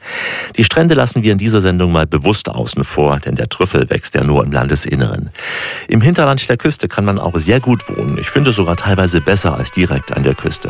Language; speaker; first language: German; native; German